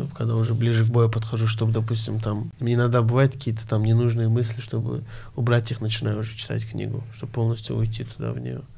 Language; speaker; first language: Russian; early bilingual, other home language; Azerbaijani